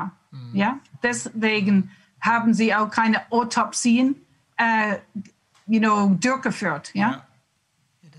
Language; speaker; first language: German; non-native, learner; English